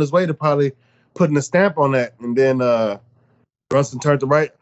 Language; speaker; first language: English; native; English